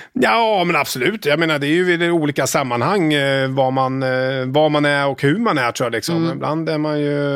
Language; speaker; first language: Swedish; native; Swedish